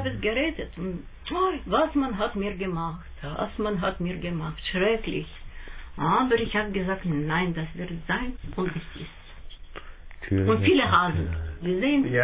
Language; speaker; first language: German; non-native, learner; Russian